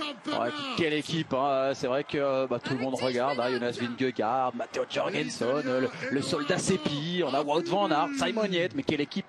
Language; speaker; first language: French; native; French